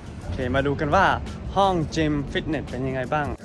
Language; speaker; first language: Thai; non-native, fluent; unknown